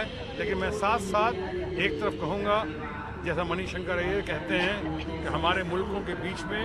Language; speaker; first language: Hindi; native; Hindi